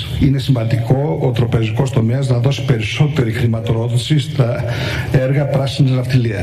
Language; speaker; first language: Greek; native; Greek